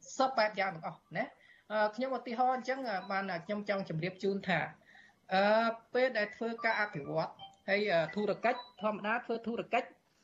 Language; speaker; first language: Khmer; native; Khmer